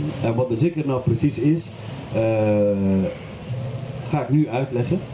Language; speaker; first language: Dutch; non-native, fluent; Arabic